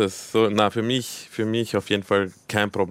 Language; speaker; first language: German; early bilingual, other home language; Croatian